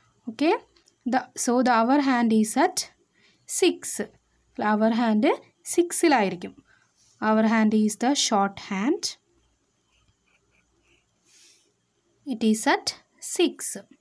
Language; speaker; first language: English; non-native, local second language; Malayalam